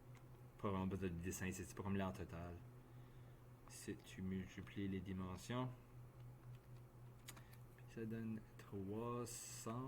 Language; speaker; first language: French; native; French